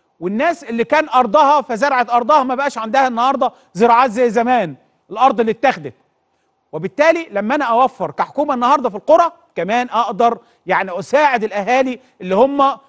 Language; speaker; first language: Arabic; native; Arabic